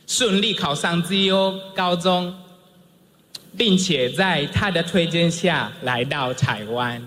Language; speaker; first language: Chinese; non-native, fluent; Swahili